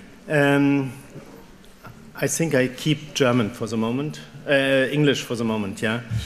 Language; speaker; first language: English; non-native, fluent; German